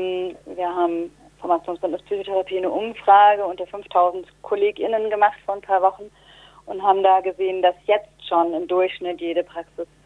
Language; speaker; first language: German; native; German